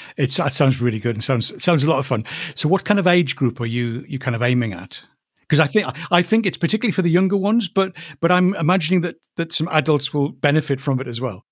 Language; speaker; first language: English; native; English